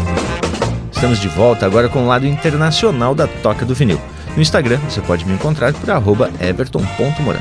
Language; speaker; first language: Portuguese; native; Portuguese